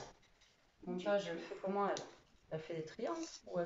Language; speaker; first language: French; native; French